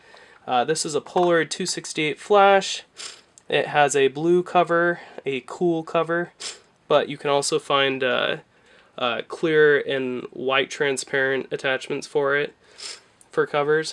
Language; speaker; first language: English; native; English